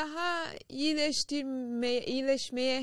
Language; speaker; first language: Turkish; non-native, learner; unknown